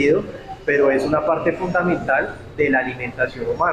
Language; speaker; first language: Spanish; native; Spanish